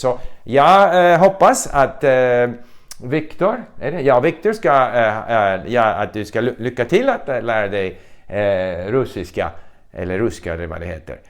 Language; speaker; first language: Swedish; non-native, fluent; English